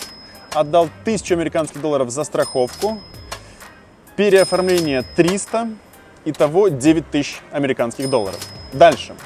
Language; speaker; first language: Russian; native; Russian